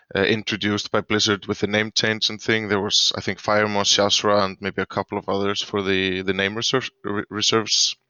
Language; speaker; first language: English; non-native, fluent; Swedish